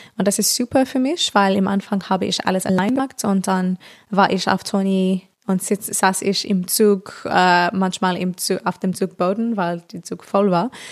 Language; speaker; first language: German; non-native, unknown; English